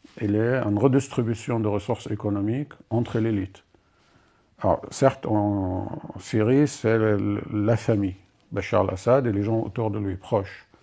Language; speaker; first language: French; non-native, fluent; Arabic